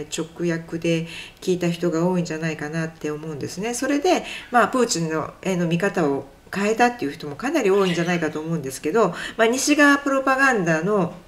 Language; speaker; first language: Japanese; native; Japanese